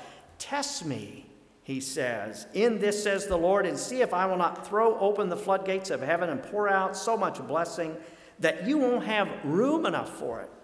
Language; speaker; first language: English; native; English